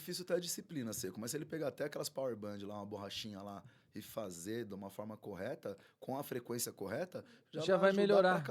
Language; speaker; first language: Portuguese; native; Portuguese